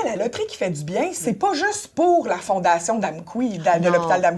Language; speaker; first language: French; native; French